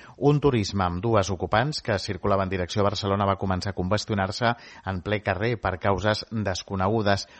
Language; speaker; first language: Catalan; native; Catalan